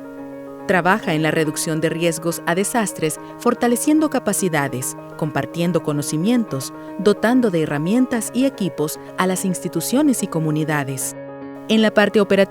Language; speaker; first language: Spanish; native; Spanish